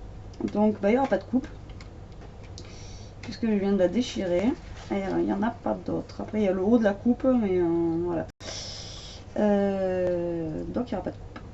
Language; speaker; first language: French; native; French